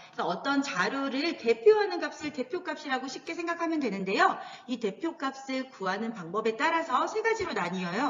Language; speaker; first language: Korean; native; Korean